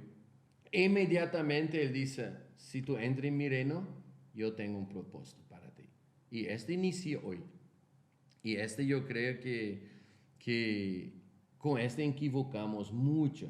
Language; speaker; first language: Spanish; non-native, fluent; Portuguese